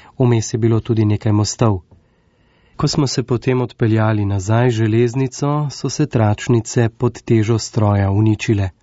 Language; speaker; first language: Slovenian; native; Slovenian